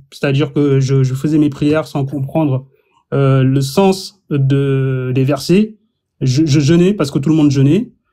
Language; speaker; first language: French; non-native, local second language; Wolof